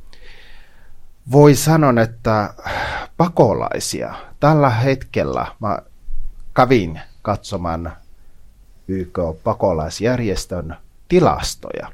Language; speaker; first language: Finnish; non-native, fluent; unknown